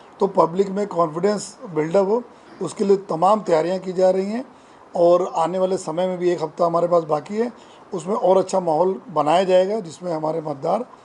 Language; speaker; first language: Hindi; non-native, local second language; Gujarati